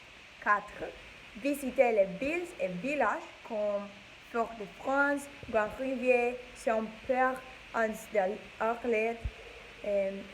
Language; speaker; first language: French; non-native, learner; English